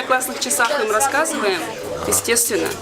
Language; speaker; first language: Russian; native; Russian